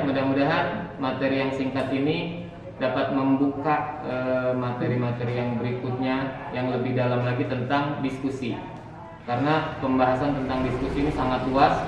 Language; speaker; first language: Indonesian; native; Indonesian